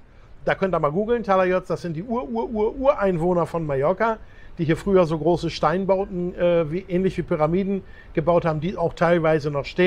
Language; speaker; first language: German; native; German